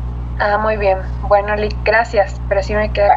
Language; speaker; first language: Spanish; native; Spanish